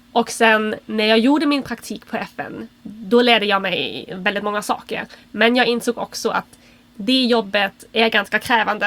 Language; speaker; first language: Swedish; non-native, fluent; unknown